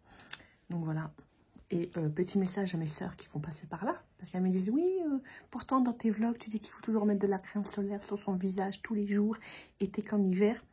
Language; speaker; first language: French; native; French